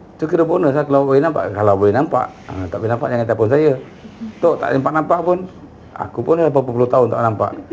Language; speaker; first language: Malay; native; Malay